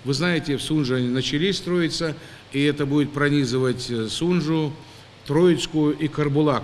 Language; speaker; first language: Russian; non-native, local second language; Ingush